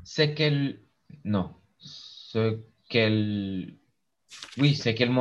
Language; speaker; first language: French; non-native, learner; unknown